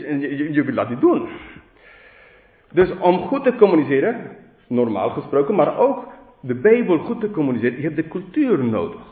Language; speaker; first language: Dutch; non-native, fluent; English